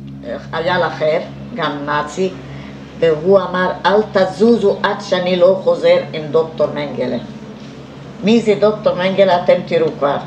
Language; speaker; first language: Hebrew; non-native, fluent; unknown